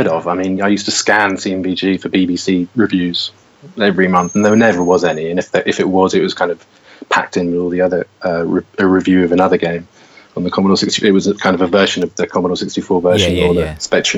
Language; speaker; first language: English; native; English